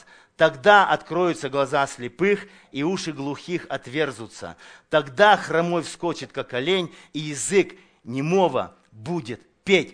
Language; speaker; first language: Russian; native; Russian